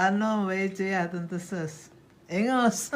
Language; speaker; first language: Dutch; non-native, learner; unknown